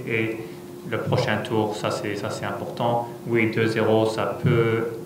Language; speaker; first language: French; non-native, fluent; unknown